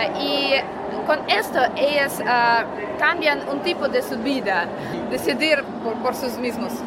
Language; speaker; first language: Spanish; non-native, learner; Russian